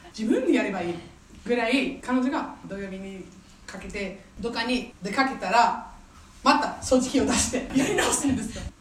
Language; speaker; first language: Japanese; non-native, fluent; English